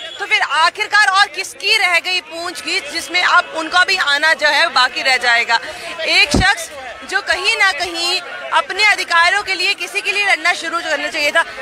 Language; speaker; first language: Hindi; native; Hindi